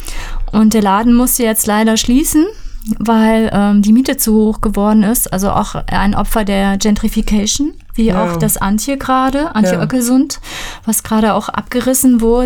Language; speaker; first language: German; native; German